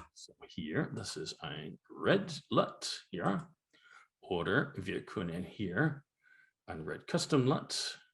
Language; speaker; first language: German; non-native, learner; English